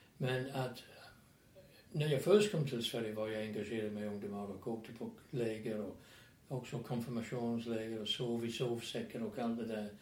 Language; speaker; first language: Swedish; non-native, fluent; English